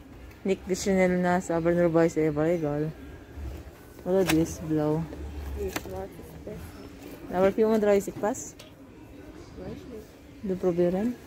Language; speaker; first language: German; non-native, learner; Filipino